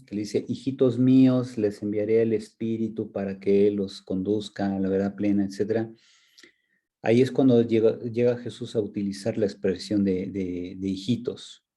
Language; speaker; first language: Spanish; native; Spanish